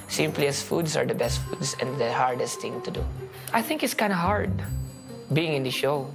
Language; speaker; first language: English; non-native, local second language; Filipino